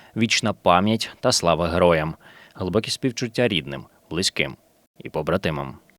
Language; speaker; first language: Ukrainian; native; Ukrainian